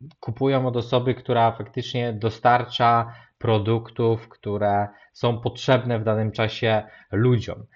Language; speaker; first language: Polish; native; Polish